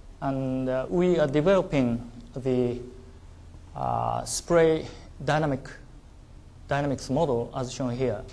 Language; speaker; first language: English; non-native, learner; Japanese